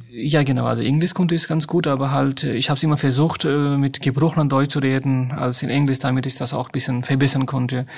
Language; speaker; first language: German; non-native, fluent; Nepali